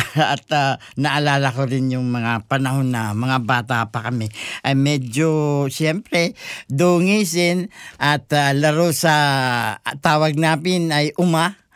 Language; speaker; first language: Filipino; non-native, local second language; Bikol